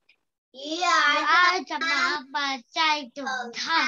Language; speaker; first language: Chinese; early bilingual, heritage; Chinese